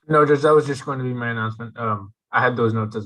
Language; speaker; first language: English; native; English